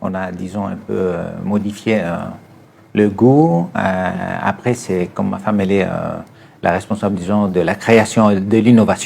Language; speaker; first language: French; non-native, fluent; Greek